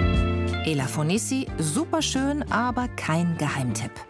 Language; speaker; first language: German; native; German